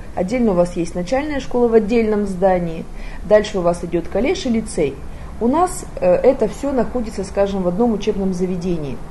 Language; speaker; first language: Russian; native; Russian